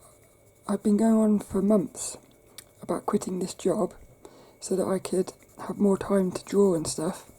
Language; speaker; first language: English; native; English